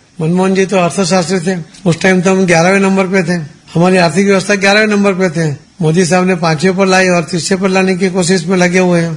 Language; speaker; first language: Hindi; non-native, local second language; Gujarati